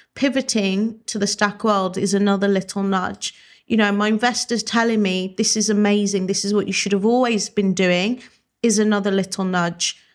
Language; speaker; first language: English; native; English